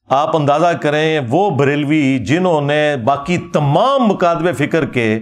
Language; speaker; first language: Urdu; non-native, local second language; Punjabi